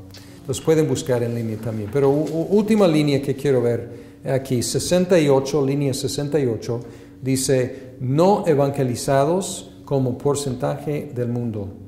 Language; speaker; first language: Spanish; non-native, fluent; English